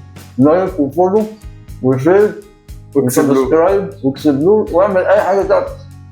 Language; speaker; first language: Arabic; native; Arabic